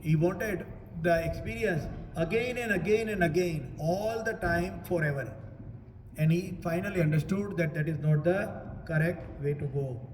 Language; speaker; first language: English; non-native, local second language; Hindi